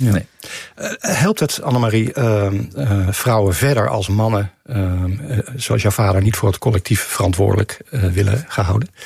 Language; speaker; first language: Dutch; native; Dutch